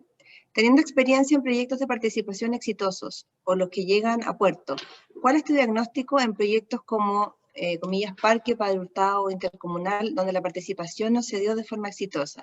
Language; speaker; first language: Spanish; native; Spanish